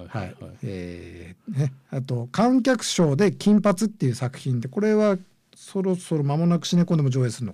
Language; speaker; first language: Japanese; native; Japanese